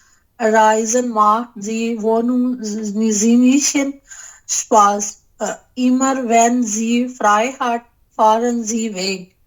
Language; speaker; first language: German; non-native, learner; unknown